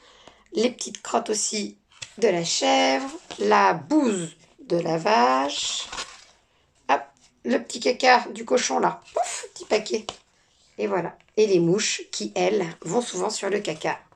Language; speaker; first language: French; native; French